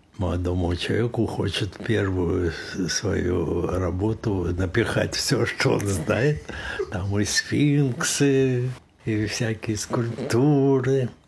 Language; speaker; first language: Russian; native; Russian